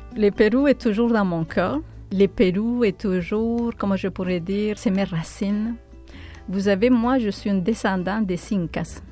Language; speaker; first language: French; non-native, fluent; Spanish